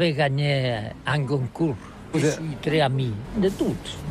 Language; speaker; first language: French; non-native, learner; Catalan